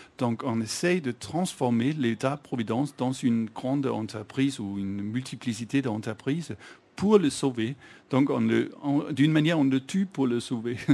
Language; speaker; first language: French; non-native, fluent; Danish